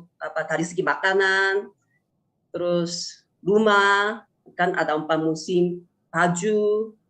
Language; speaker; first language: Indonesian; non-native, fluent; Korean